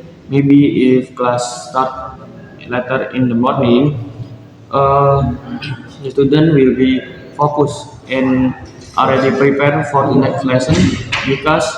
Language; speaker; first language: English; non-native, learner; Indonesian